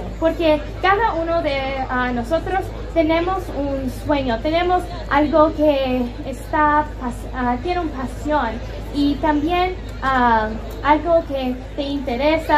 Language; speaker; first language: Spanish; non-native, learner; English